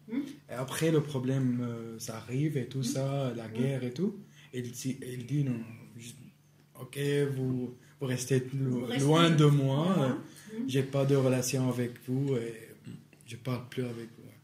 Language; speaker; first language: French; non-native, learner; Arabic